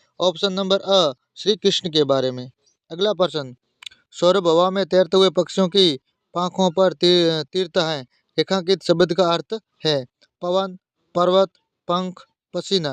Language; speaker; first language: Hindi; native; Hindi